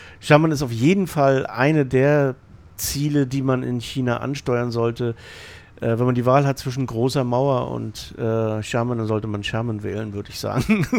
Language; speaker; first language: German; native; German